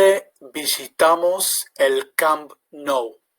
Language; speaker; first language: Spanish; non-native, fluent; English